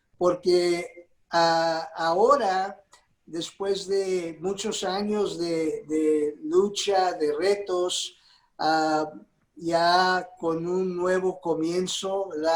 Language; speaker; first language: Spanish; early bilingual, heritage; Spanish